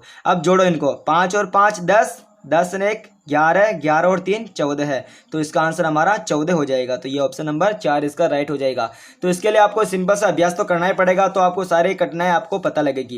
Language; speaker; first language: Hindi; native; Hindi